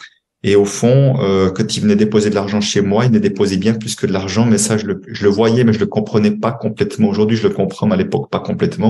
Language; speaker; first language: French; native; French